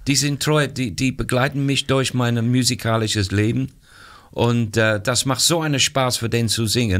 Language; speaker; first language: German; non-native, fluent; English